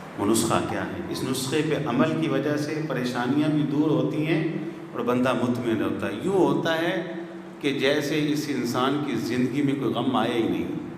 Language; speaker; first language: Urdu; non-native, local second language; Punjabi